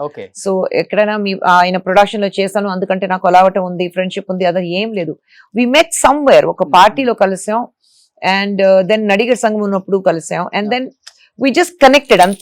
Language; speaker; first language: Telugu; non-native, fluent; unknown